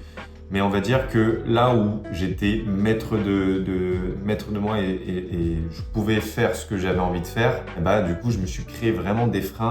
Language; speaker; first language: French; native; French